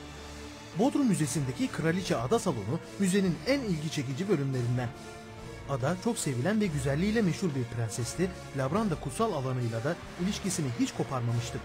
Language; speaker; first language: Turkish; native; Turkish